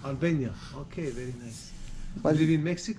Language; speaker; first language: English; non-native, fluent; Turkish